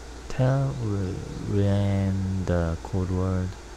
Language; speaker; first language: English; non-native, learner; Korean